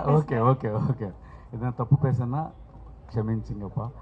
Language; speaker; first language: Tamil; non-native, learner; Telugu